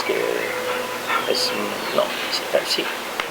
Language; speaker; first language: Spanish; non-native, fluent; French